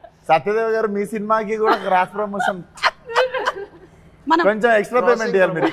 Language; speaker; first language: Telugu; native; Telugu